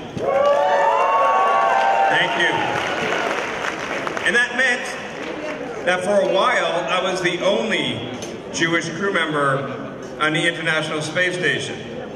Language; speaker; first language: English; native; English